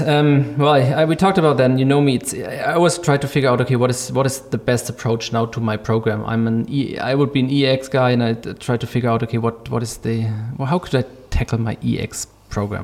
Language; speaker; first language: English; non-native, fluent; German